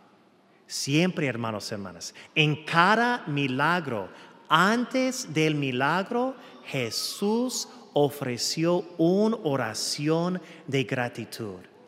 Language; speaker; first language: Spanish; non-native, fluent; English